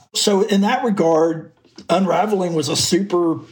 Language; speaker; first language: English; native; English